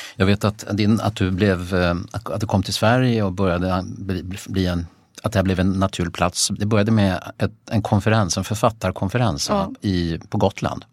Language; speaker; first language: Swedish; native; Swedish